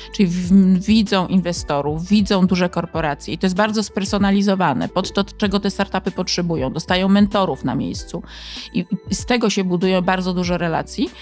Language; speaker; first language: Polish; native; Polish